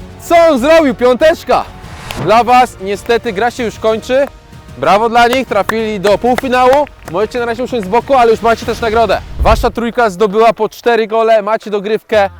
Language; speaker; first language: Polish; native; Polish